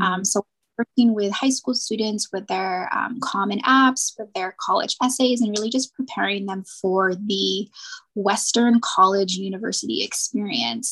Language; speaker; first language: English; native; English